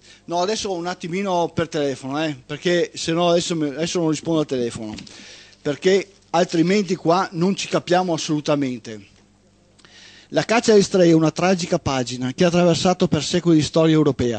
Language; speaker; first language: Italian; native; Italian